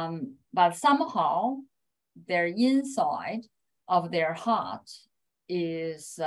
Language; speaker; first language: English; non-native, fluent; Chinese